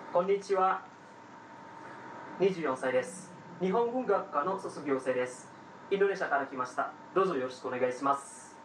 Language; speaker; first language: Japanese; non-native, fluent; Indonesian